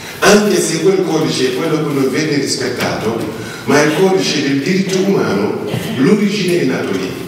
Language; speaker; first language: Italian; non-native, fluent; Wolof